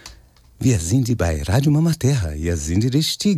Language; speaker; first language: German; non-native, fluent; Portuguese